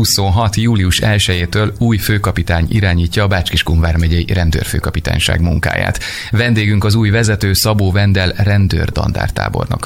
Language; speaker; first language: Hungarian; native; Hungarian